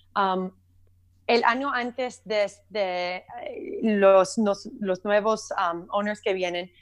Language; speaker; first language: Spanish; early bilingual, heritage; Spanish